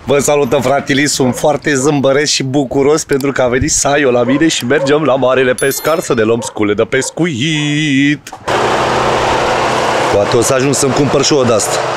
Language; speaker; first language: Romanian; native; Romanian